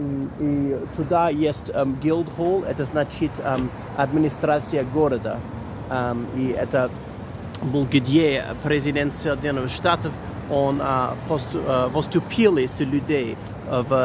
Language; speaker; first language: Russian; non-native, learner; English